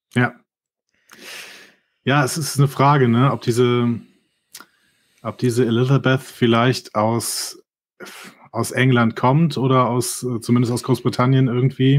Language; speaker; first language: German; native; German